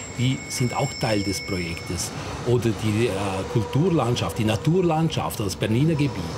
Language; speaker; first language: German; non-native, local second language; Romansh